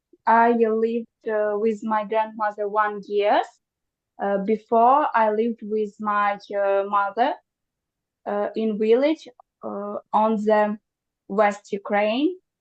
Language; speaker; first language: English; non-native, learner; Ukrainian